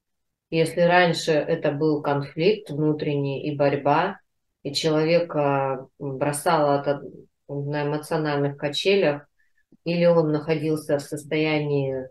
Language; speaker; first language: Russian; native; Russian